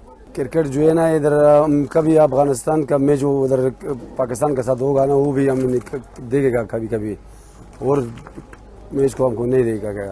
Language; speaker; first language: Hindi; non-native, learner; Pashto